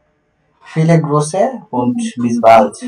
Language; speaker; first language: German; non-native, learner; Bangla